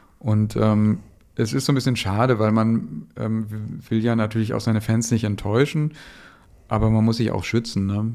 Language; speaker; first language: German; native; German